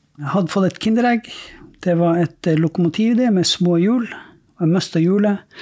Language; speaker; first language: Norwegian; native; Norwegian